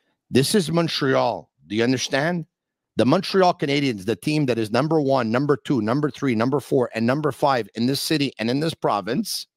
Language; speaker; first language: English; native; English